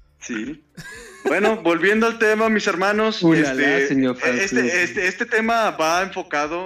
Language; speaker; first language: Spanish; native; Spanish